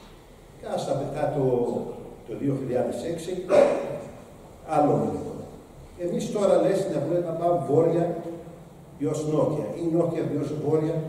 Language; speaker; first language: Greek; non-native, learner; Arabic